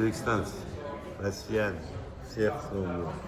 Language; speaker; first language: Russian; non-native, local second language; Kazakh